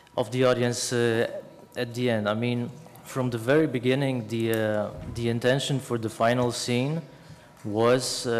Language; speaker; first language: English; non-native, fluent; Polish